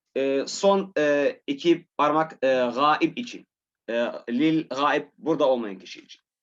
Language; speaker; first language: Turkish; non-native, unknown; Arabic